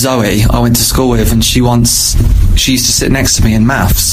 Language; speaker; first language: English; native; English